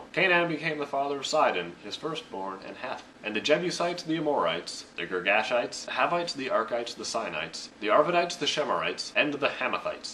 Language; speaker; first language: English; native; English